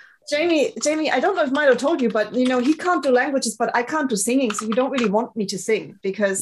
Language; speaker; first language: English; non-native, fluent; German